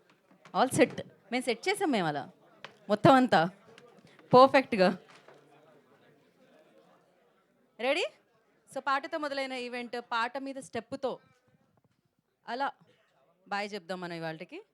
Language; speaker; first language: Telugu; native; Telugu